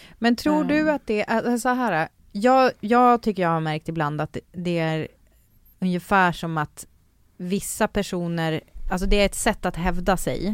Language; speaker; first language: Swedish; native; Swedish